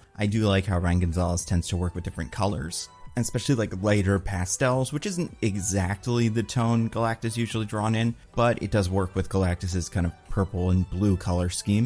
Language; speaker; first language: English; native; English